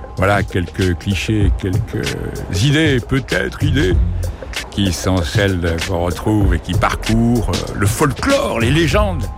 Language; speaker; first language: French; native; French